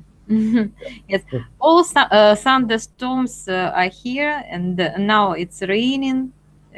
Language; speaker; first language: English; non-native, fluent; Russian